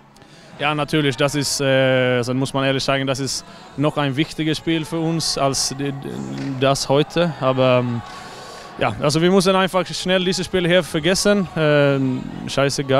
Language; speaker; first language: German; non-native, fluent; Swedish